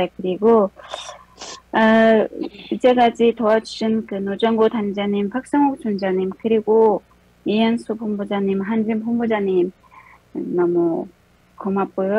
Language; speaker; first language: Korean; non-native, fluent; Mongolian